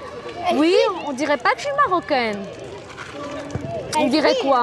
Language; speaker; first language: French; early bilingual, other home language; Arabic